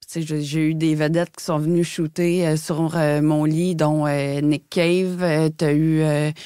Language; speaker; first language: French; native; French